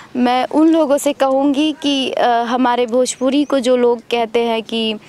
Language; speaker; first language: Hindi; native; Hindi